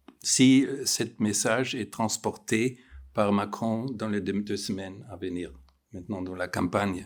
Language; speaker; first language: French; non-native, fluent; German